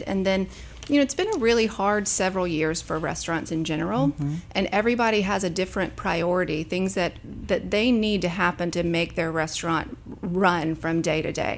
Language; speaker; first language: English; native; English